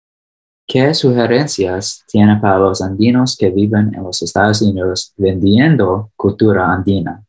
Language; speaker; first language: Spanish; early bilingual, heritage; English